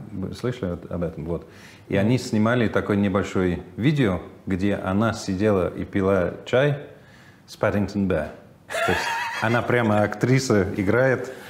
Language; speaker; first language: Russian; non-native, fluent; English